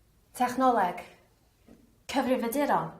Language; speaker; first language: Welsh; non-native, learner; English